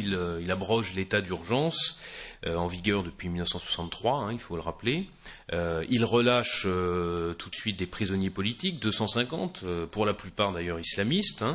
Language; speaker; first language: French; native; French